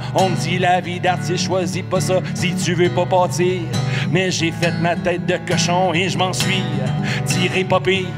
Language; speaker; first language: French; native; French